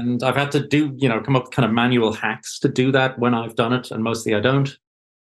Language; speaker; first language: English; native; English